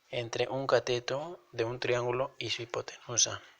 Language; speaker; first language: Spanish; native; Spanish